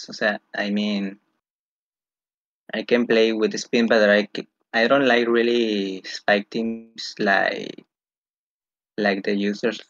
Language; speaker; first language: English; non-native, fluent; Spanish